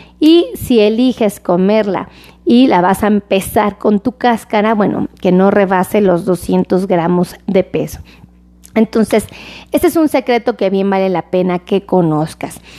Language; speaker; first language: Spanish; native; Spanish